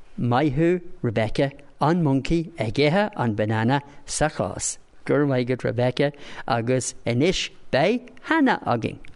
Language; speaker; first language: Irish; non-native, local second language; English